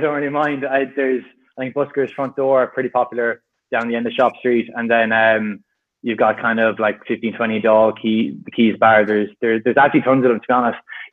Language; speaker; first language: English; native; English